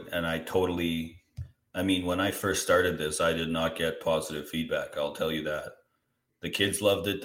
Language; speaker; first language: English; native; English